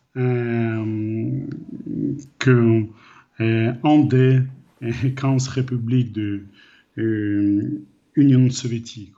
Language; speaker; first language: French; non-native, learner; Ukrainian